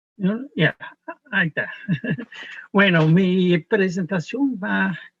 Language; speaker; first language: Spanish; non-native, fluent; Dutch